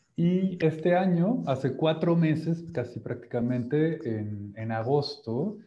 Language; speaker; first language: Spanish; native; Spanish